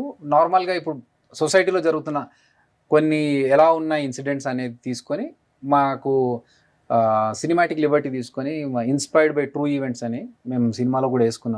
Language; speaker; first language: Telugu; native; Telugu